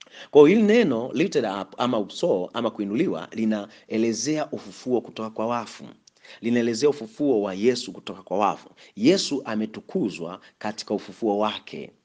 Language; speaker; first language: Swahili; native; Swahili